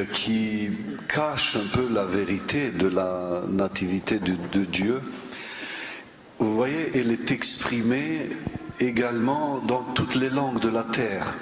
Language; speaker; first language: French; non-native, fluent; Romanian